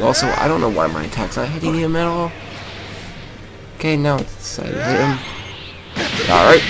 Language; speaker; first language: English; native; English